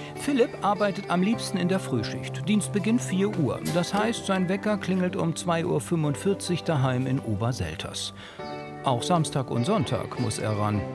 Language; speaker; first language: German; native; German